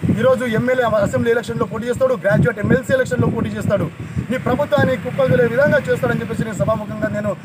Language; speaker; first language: Telugu; non-native, local second language; Lambadi